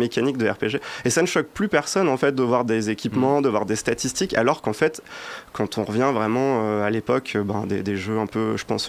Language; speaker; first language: French; native; French